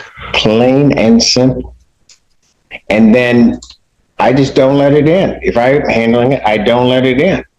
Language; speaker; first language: English; native; English